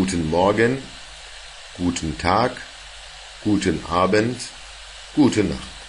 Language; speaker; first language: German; non-native, fluent; Turkish